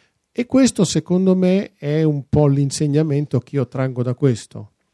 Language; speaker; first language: Italian; non-native, fluent; Dutch